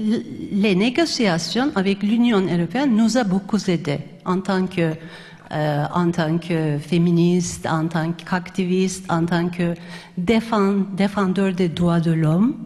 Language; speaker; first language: French; non-native, fluent; Turkish